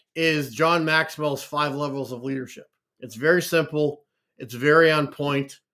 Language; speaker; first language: English; native; English